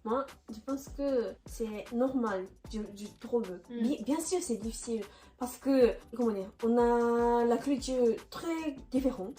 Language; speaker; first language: French; non-native, learner; Japanese